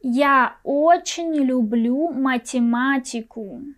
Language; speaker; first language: Russian; non-native, fluent; Persian